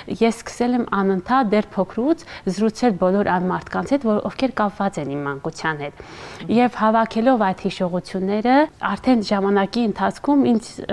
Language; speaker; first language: Armenian; native; Armenian